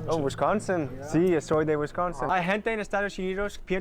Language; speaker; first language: Spanish; non-native, learner; English